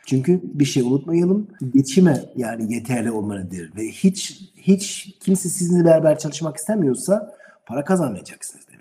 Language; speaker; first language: Turkish; non-native, learner; German